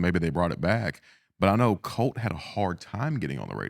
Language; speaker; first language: English; native; English